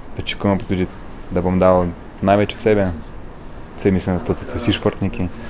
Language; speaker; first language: Slovenian; non-native, fluent; Ukrainian